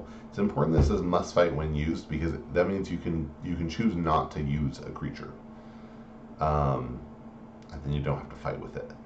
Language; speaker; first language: English; native; English